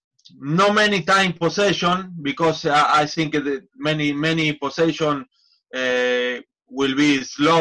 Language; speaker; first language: English; non-native, learner; Spanish